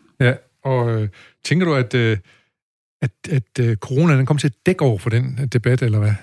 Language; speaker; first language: Danish; native; Danish